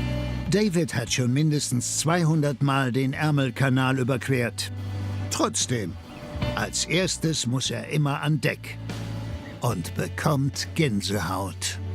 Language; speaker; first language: German; native; German